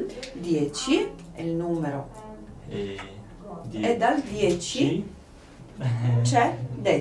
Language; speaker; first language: Italian; non-native, fluent; Polish